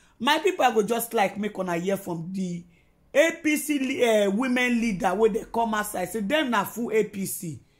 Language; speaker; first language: Nigerian Pidgin; non-native, local second language; Yoruba